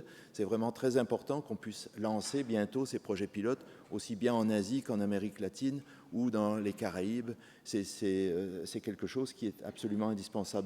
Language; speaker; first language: French; native; French